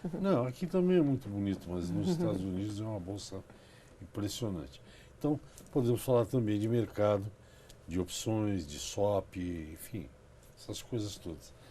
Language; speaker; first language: Portuguese; native; Portuguese